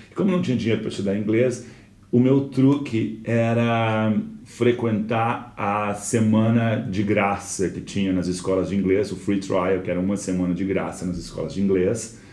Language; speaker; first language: Portuguese; native; Portuguese